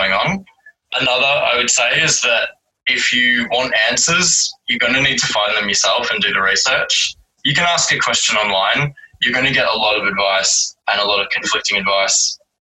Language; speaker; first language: English; native; English